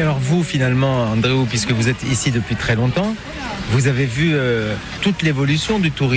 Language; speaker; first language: French; native; French